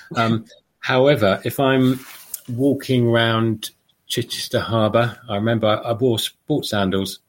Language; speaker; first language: English; native; English